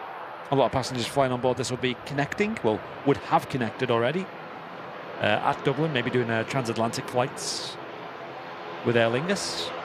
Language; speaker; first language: English; native; English